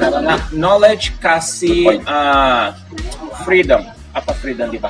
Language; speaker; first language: Indonesian; non-native, fluent; Portuguese